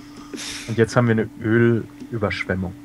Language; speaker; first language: German; native; German